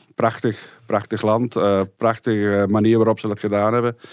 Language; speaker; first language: Dutch; native; Dutch